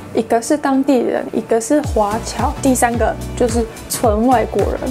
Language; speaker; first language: Chinese; non-native, fluent; English